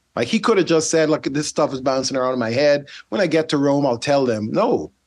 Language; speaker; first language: English; non-native, fluent; Dutch